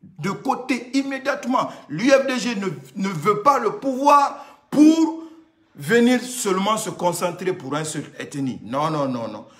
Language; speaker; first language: French; non-native, local second language; Susu